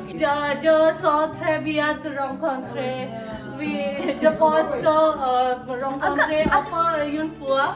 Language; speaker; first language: French; non-native, learner; Marathi